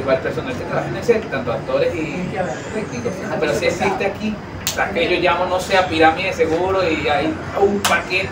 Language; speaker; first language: Spanish; native; Spanish